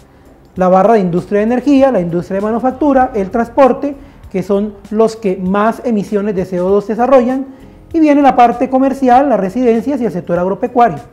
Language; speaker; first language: Spanish; native; Spanish